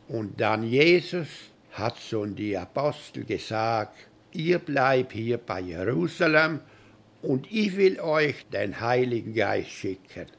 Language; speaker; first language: German; early bilingual, heritage; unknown